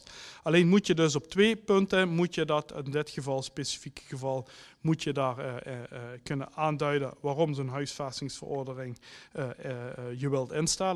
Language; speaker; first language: Dutch; native; Dutch